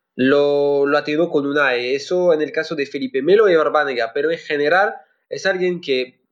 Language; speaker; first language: Spanish; non-native, fluent; French